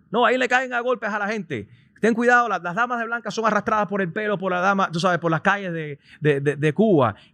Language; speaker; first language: Spanish; early bilingual, heritage; Spanish